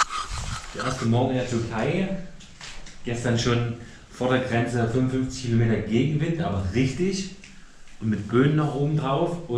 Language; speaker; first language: German; native; German